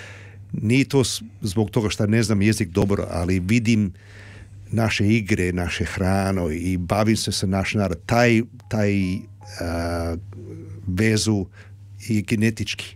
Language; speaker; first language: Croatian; early bilingual, heritage; Croatian